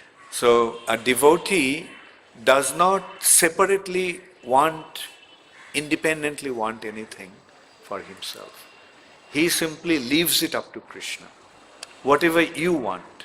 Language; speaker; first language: English; non-native, local second language; Bangla